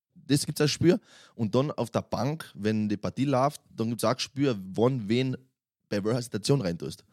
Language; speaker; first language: German; native; German